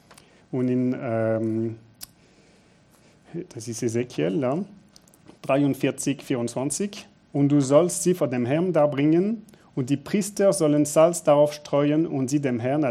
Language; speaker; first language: German; non-native, fluent; French